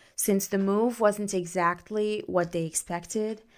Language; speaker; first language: English; non-native, fluent; Arabic